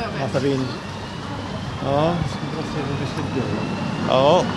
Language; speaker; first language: Swedish; native; Swedish